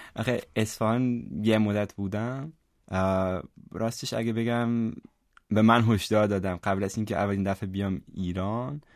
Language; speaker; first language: Persian; non-native, fluent; German